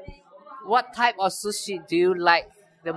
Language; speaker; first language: English; non-native, fluent; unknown